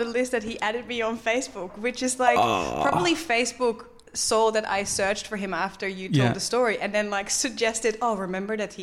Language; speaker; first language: English; non-native, fluent; Dutch